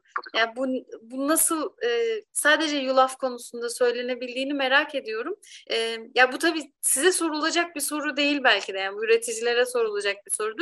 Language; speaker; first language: Turkish; native; Turkish